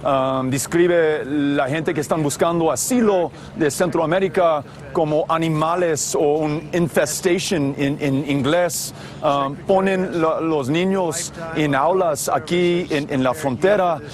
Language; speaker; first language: Spanish; non-native, fluent; English